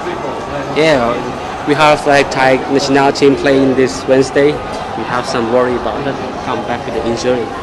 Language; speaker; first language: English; non-native, learner; Thai